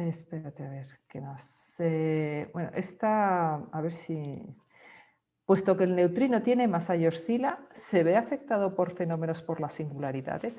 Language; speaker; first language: Spanish; native; Spanish